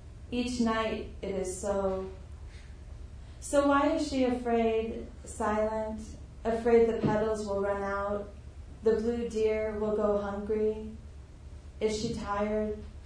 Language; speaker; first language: English; native; English